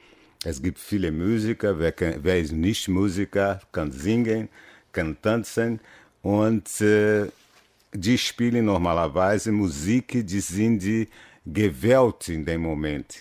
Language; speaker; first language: German; non-native, fluent; Portuguese